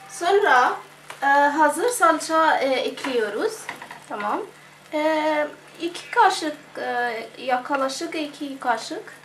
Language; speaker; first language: Turkish; non-native, learner; Arabic